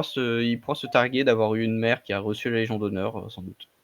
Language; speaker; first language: French; native; French